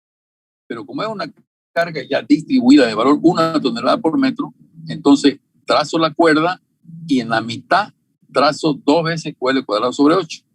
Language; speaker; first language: Spanish; native; Spanish